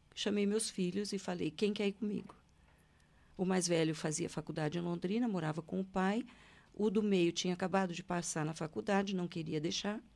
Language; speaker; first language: Portuguese; native; Portuguese